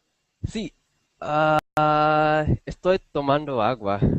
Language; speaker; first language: Spanish; non-native, learner; English